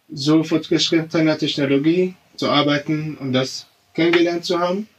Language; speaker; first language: German; non-native, fluent; Arabic